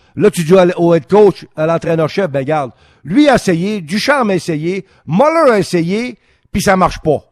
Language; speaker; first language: French; native; French